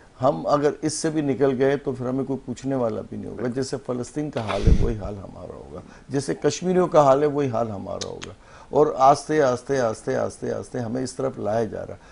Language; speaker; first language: Urdu; native; Urdu